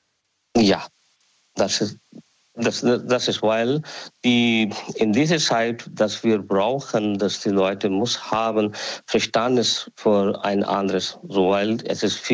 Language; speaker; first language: German; non-native, learner; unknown